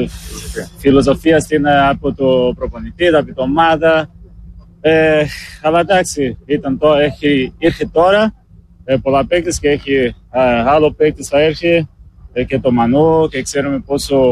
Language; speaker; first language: Greek; non-native, learner; Portuguese